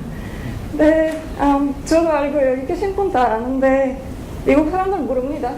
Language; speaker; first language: Korean; non-native, fluent; Bulgarian